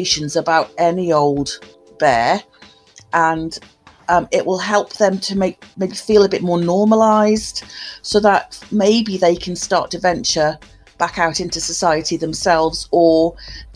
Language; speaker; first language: English; native; English